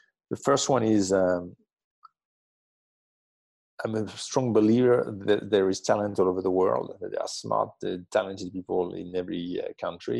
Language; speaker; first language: English; non-native, fluent; French